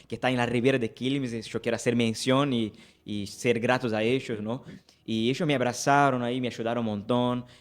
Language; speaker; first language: Spanish; non-native, fluent; Portuguese